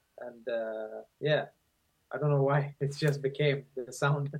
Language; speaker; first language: English; non-native, fluent; Swedish